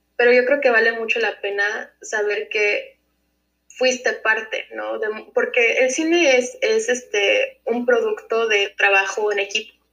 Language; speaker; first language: Spanish; early bilingual, heritage; Spanish